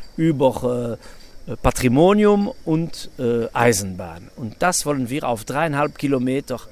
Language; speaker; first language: German; non-native, local second language; French